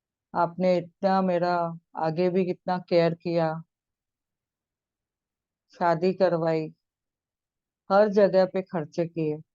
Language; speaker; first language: Hindi; native; Hindi